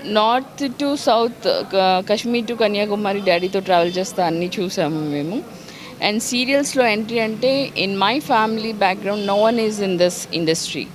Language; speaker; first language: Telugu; non-native, local second language; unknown